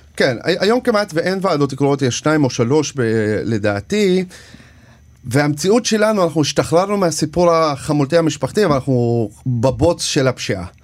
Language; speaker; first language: Hebrew; non-native, local second language; Arabic